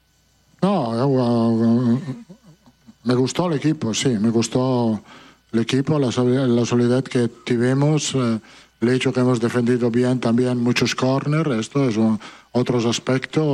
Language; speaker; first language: Spanish; non-native, fluent; Italian